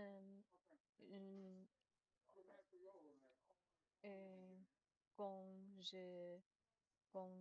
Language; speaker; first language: French; non-native, learner; Chinese